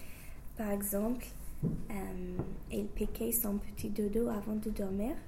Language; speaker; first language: French; non-native, learner; English